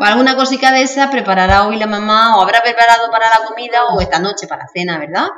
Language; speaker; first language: Spanish; native; Spanish